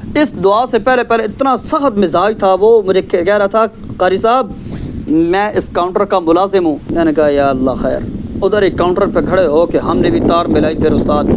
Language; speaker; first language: Urdu; non-native, local second language; Punjabi